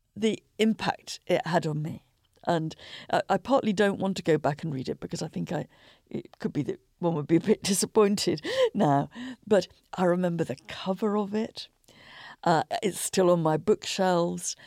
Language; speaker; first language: English; native; English